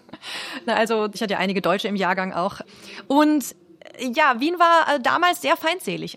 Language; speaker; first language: German; native; German